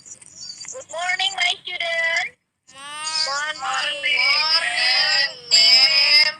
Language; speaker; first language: English; non-native, learner; Indonesian